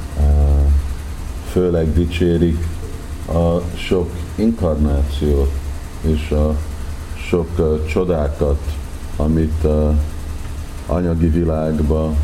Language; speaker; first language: Hungarian; early bilingual, heritage; Hungarian